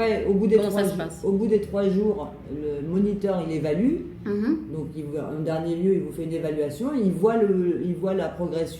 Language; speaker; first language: French; native; French